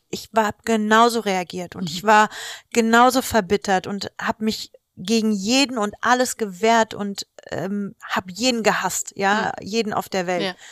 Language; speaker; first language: German; early bilingual, other home language; Greek